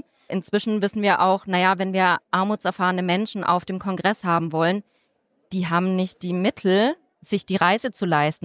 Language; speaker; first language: German; native; German